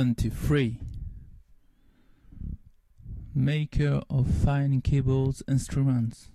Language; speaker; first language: English; non-native, learner; French